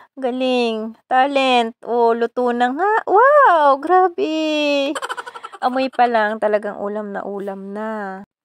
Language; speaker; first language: Filipino; non-native, local second language; Bikol